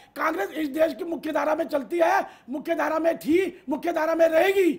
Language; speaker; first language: Hindi; native; Hindi